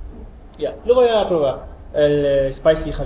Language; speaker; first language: Spanish; non-native, fluent; German